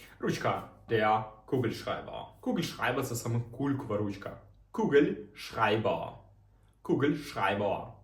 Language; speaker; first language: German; non-native, fluent; Ukrainian